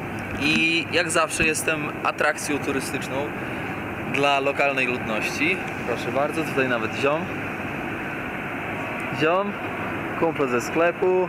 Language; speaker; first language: Polish; native; Polish